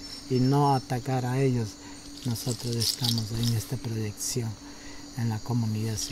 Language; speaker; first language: Spanish; non-native, local second language; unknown